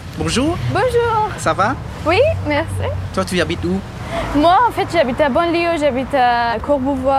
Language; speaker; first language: French; non-native, learner; Persian